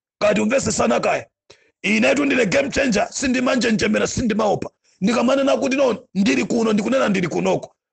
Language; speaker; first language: Nyanja; non-native, local second language; Tumbuka